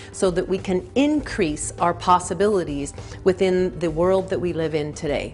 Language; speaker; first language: English; native; English